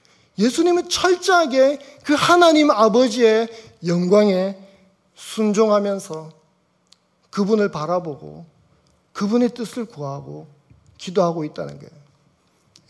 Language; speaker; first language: Korean; native; Korean